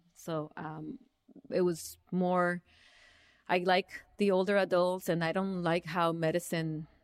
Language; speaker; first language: English; early bilingual, other home language; Spanish